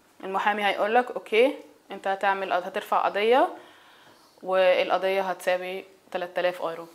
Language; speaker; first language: German; non-native, learner; Arabic